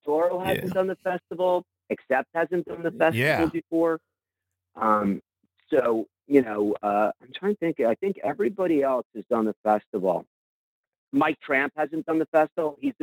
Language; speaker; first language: English; native; English